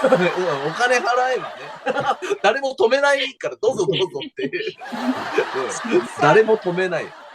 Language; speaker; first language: Japanese; native; Japanese